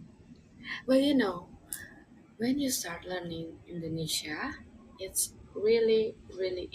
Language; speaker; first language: English; non-native, learner; Indonesian